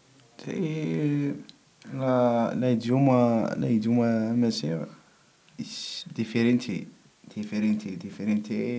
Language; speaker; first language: Spanish; non-native, learner; Berber languages